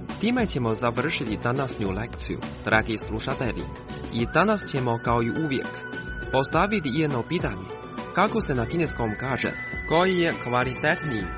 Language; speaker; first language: Croatian; non-native, fluent; Chinese